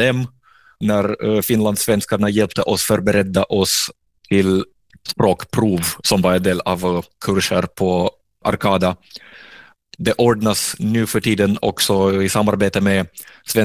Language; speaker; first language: Swedish; non-native, fluent; Russian